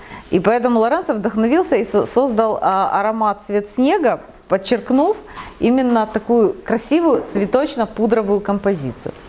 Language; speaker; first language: Russian; native; Russian